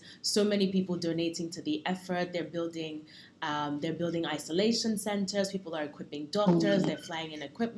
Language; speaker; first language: English; native; English